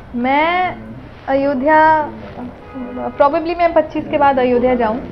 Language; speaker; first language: Hindi; native; Hindi